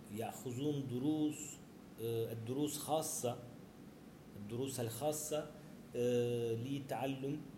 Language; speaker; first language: Arabic; non-native, learner; Turkish